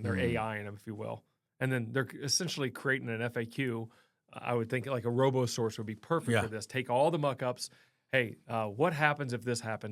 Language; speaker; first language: English; native; English